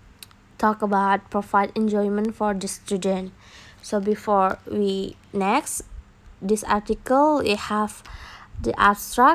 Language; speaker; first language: English; non-native, learner; Indonesian